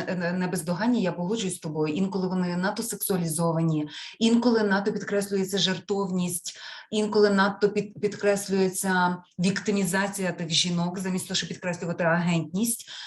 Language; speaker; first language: Ukrainian; native; Ukrainian